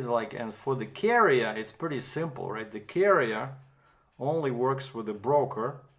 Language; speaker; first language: English; non-native, fluent; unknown